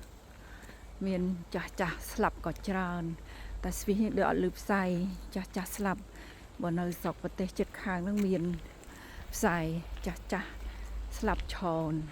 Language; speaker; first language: Khmer; native; Khmer